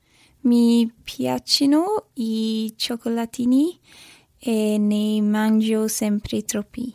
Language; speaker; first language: Italian; non-native, learner; English